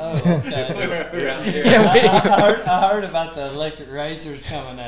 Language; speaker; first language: English; native; English